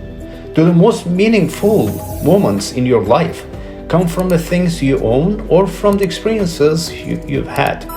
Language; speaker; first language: English; non-native, fluent; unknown